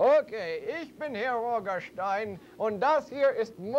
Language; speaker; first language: German; non-native, learner; English